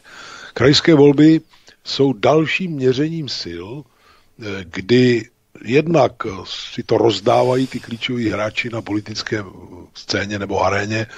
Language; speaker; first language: Czech; native; Czech